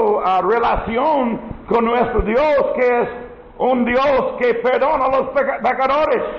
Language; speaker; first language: Spanish; non-native, learner; English